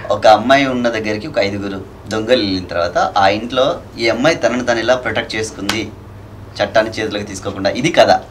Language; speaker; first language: Telugu; native; Telugu